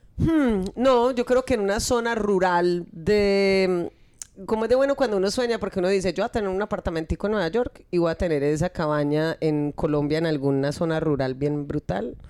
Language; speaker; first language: Spanish; early bilingual, heritage; Spanish